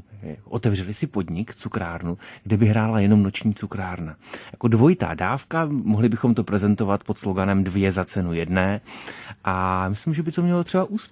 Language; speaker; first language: Czech; native; Czech